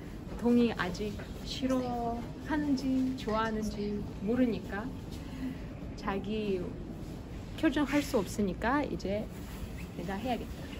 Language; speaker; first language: Korean; non-native, fluent; Russian